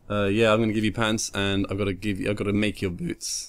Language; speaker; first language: English; native; English